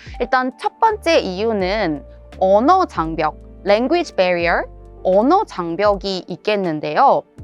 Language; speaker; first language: Korean; native; Korean